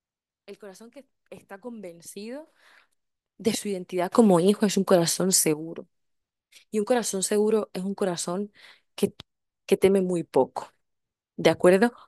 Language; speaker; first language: Spanish; native; Spanish